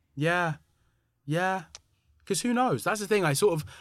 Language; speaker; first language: English; native; English